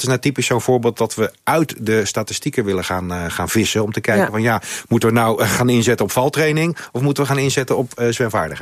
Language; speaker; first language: Dutch; native; Dutch